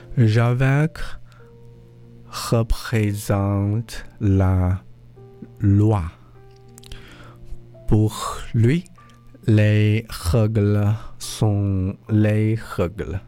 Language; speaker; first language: French; non-native, learner; English